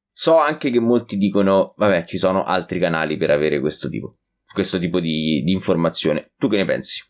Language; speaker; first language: Italian; native; Italian